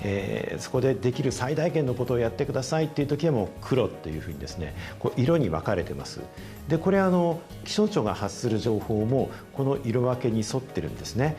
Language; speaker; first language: Japanese; native; Japanese